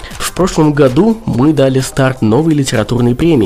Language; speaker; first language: Russian; native; Russian